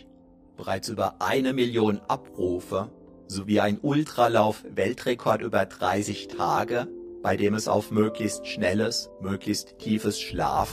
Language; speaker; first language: German; native; German